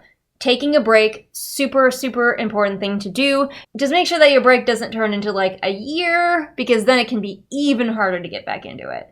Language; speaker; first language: English; native; English